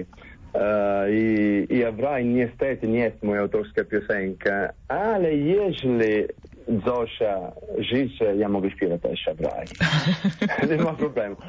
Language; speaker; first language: Polish; non-native, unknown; Italian